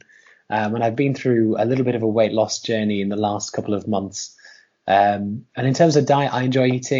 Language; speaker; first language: English; native; English